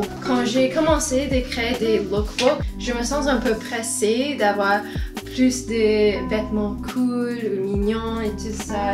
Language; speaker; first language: French; non-native, learner; English